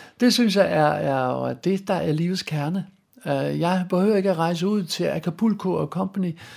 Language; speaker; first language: Danish; non-native, fluent; Dutch